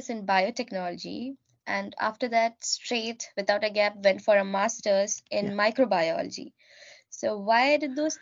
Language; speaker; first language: English; non-native, local second language; Malayalam